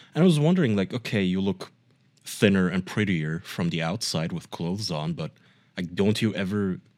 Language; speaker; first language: English; non-native, fluent; German